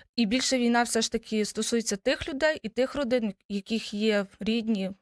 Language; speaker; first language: Ukrainian; native; Ukrainian